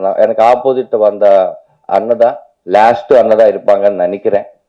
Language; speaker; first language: Tamil; non-native, learner; Telugu